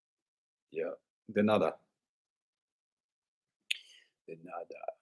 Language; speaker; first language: Spanish; non-native, learner; English